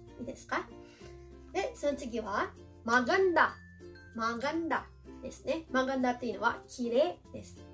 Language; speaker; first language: Japanese; non-native, fluent; Filipino